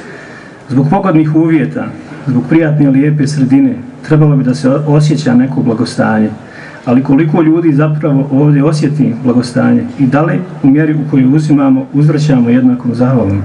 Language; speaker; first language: Croatian; native; Croatian